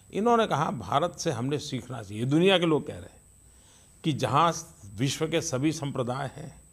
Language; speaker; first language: Hindi; non-native, local second language; Gujarati